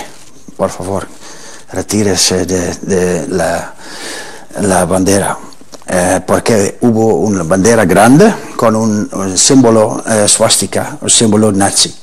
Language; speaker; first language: Spanish; non-native, fluent; Dutch